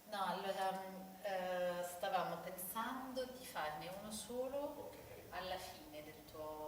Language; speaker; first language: Italian; native; Italian